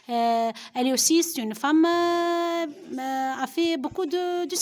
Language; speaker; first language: French; non-native, local second language; Arabic